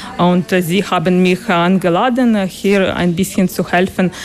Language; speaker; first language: German; non-native, learner; Russian